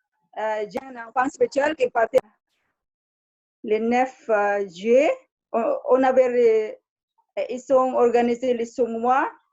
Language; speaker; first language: French; non-native, fluent; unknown